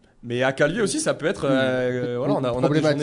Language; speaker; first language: French; native; French